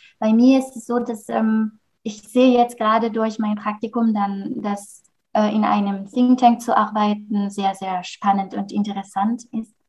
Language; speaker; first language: German; non-native, fluent; French